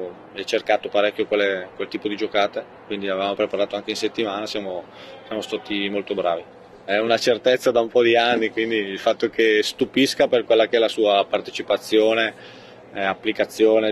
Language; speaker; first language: Italian; native; Italian